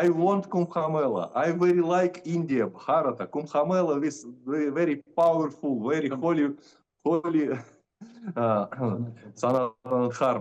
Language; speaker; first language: English; non-native, learner; Russian